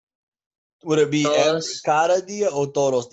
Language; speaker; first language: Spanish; non-native, learner; English